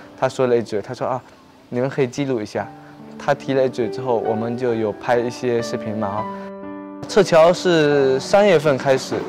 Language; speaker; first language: Chinese; native; Chinese